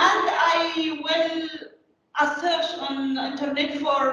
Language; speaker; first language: English; non-native, learner; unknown